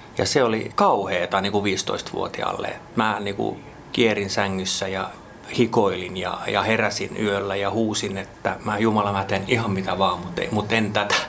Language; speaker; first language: Finnish; non-native, local second language; Swedish